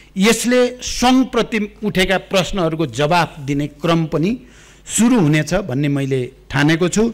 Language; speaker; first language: Nepali; native; Nepali